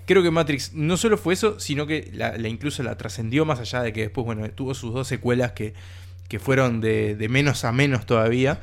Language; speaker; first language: Spanish; native; Spanish